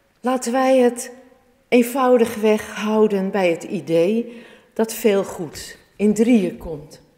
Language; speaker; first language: Dutch; native; Dutch